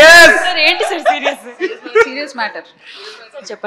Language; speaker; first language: Telugu; native; Telugu